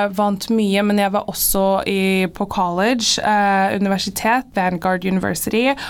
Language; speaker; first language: Norwegian; early bilingual, other home language; English